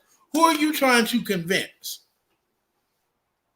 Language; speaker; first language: English; native; English